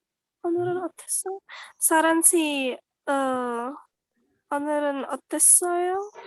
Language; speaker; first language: Korean; non-native, learner; Indonesian